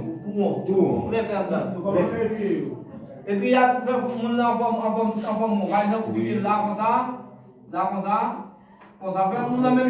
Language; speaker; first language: French; non-native, local second language; Haitian Creole